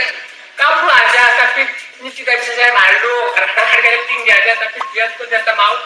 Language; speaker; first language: Indonesian; non-native, learner; Korean